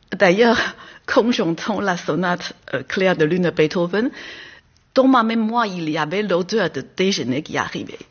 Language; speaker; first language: French; non-native, fluent; Chinese